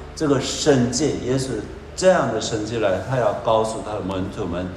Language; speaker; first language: Chinese; non-native, fluent; Korean